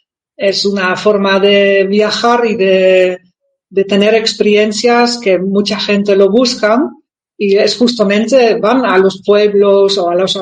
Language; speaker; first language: Spanish; non-native, fluent; Dutch